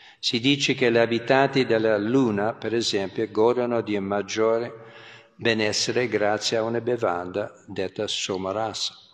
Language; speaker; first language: Italian; non-native, fluent; English